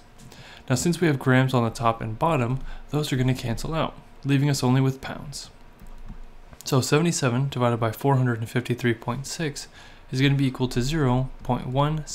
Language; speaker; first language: English; native; English